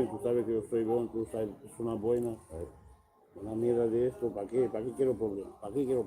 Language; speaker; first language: Spanish; non-native, learner; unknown